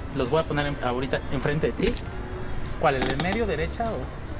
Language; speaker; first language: Spanish; native; Spanish